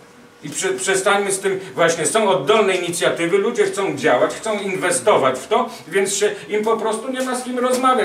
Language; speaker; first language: Polish; native; Polish